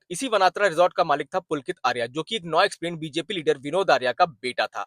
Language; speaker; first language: Hindi; native; Hindi